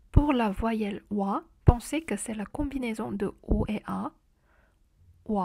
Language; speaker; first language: French; non-native, fluent; Korean